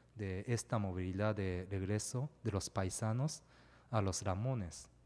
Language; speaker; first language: Spanish; non-native, fluent; Japanese